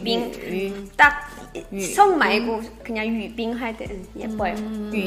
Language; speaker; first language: Korean; non-native, fluent; Chinese